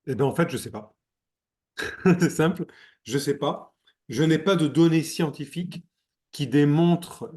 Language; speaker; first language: French; native; French